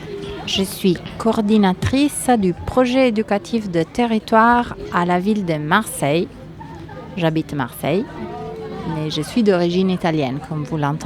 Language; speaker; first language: French; non-native, fluent; Italian